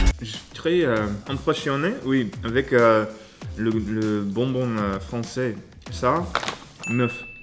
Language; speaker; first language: French; non-native, learner; English